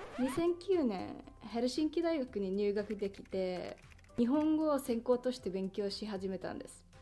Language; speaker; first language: Japanese; non-native, fluent; Finnish